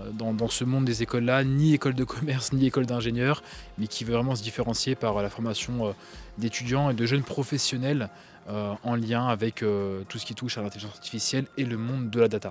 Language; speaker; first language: French; native; French